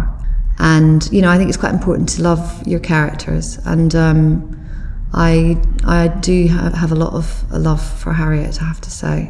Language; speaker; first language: English; native; English